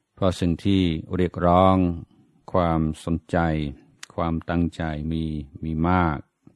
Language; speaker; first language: Thai; non-native, fluent; English